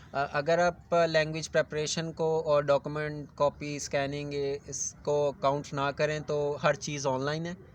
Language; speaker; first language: Urdu; native; Urdu